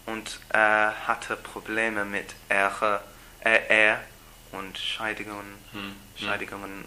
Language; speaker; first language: German; non-native, learner; English